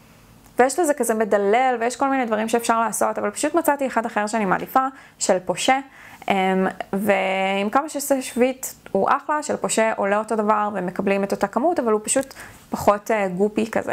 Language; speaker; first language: Hebrew; native; Hebrew